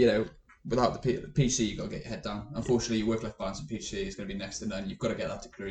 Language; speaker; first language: English; native; English